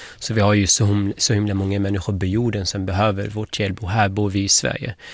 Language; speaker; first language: Swedish; non-native, fluent; Arabic